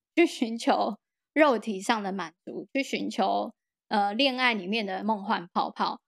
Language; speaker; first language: Chinese; native; Chinese